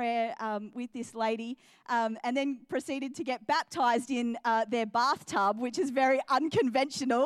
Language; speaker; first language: English; native; English